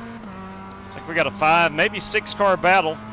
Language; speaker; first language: English; native; English